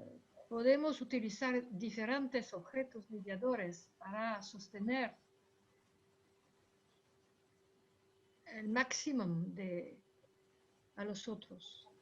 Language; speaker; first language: Spanish; non-native, fluent; French